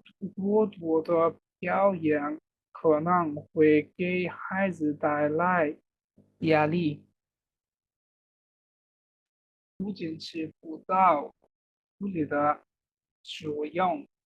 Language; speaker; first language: Chinese; non-native, learner; Bangla